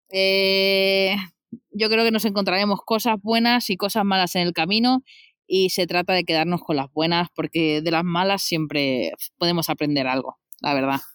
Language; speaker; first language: Spanish; native; Spanish